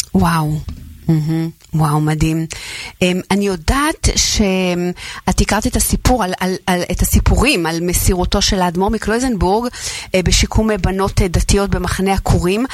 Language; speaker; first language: Hebrew; native; Hebrew